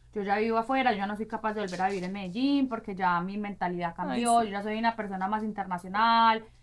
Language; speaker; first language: Spanish; native; Spanish